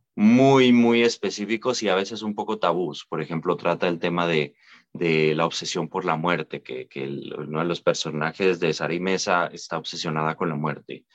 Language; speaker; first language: Spanish; native; Spanish